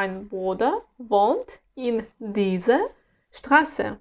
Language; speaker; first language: German; non-native, fluent; Uzbek